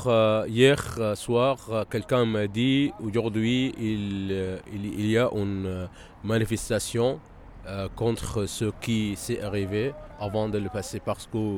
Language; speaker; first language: French; non-native, fluent; Arabic